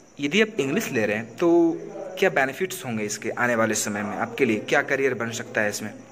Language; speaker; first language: Hindi; native; Hindi